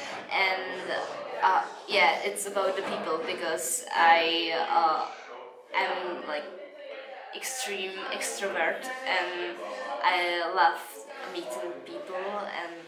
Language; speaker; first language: English; non-native, fluent; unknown